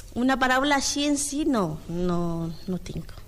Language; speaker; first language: Catalan; non-native, learner; Spanish